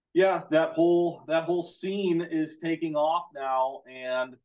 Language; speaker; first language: English; native; English